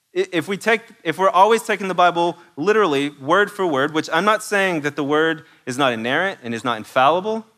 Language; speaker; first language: English; native; English